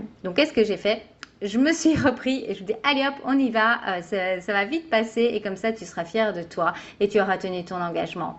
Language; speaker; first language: French; native; French